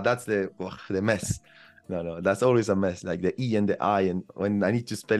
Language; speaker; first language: English; non-native, fluent; Spanish